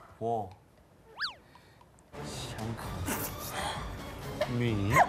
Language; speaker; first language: Chinese; non-native, learner; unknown